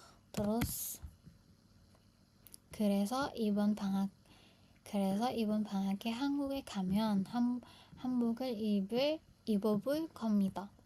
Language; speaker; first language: Korean; non-native, fluent; Indonesian